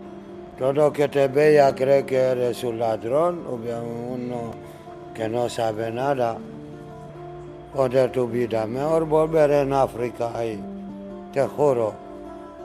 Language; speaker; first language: Spanish; non-native, learner; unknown